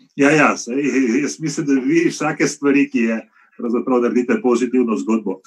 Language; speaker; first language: Slovenian; native; Slovenian